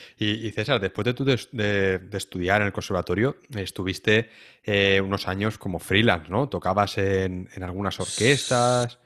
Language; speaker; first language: Spanish; native; Spanish